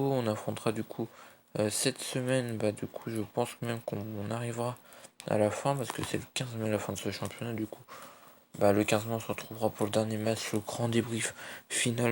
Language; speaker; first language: French; native; French